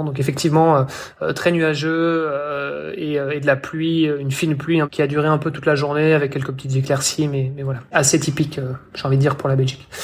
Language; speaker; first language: French; native; French